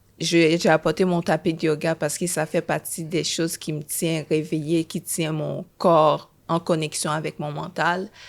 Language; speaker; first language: French; early bilingual, other home language; Haitian Creole